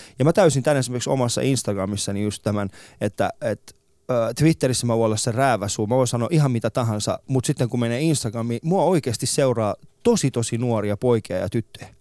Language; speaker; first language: Finnish; early bilingual, other home language; Persian